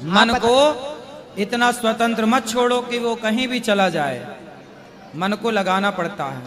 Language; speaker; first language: Hindi; native; Hindi